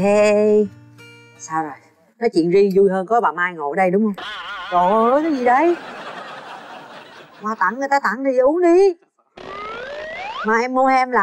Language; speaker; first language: Vietnamese; native; Vietnamese